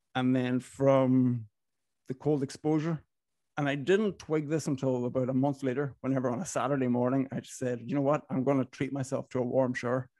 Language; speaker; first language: English; native; English